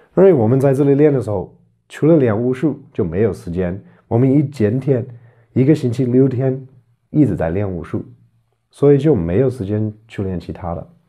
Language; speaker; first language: Chinese; non-native, fluent; English